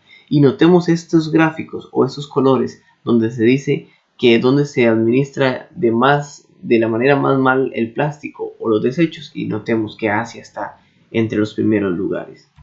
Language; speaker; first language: Spanish; native; Spanish